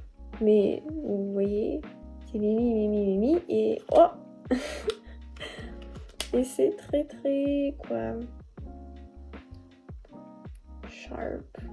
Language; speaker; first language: French; non-native, learner; Russian